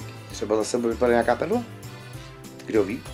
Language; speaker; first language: Czech; native; Czech